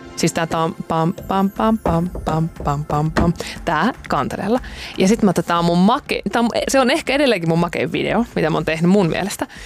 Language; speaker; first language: Finnish; native; Finnish